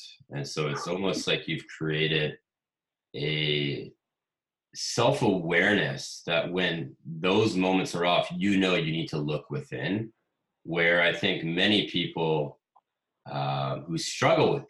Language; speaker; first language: English; native; English